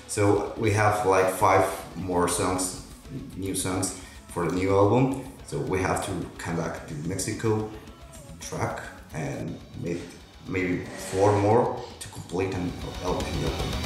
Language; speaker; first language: English; non-native, local second language; Spanish